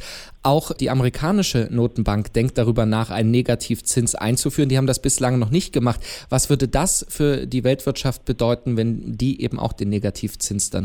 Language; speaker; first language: German; native; German